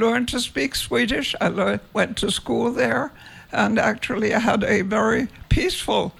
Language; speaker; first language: English; non-native, fluent; Danish